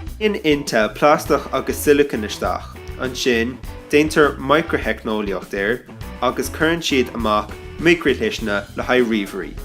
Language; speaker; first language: Irish; non-native, local second language; English